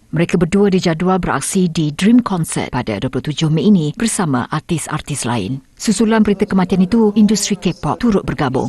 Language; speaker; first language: Malay; native; Malay